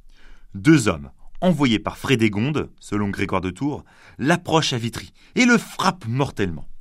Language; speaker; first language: French; native; French